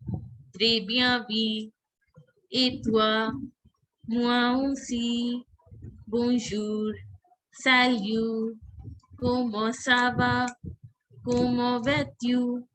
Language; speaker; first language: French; non-native, fluent; Hindi